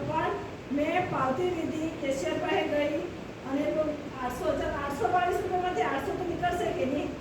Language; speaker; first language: Gujarati; non-native, local second language; Marathi